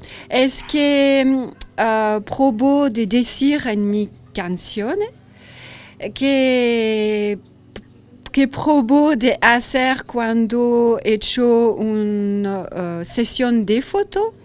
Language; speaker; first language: Spanish; non-native, learner; French